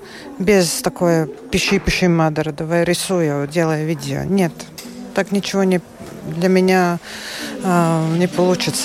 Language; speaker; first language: Russian; non-native, local second language; Latvian